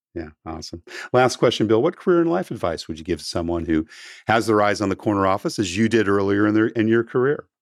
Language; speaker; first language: English; native; English